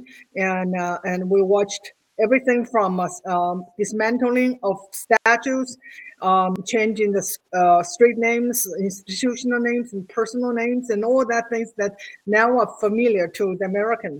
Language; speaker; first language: English; non-native, fluent; Chinese